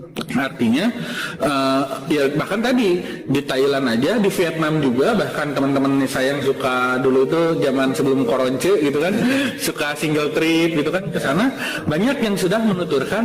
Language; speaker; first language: Indonesian; native; Indonesian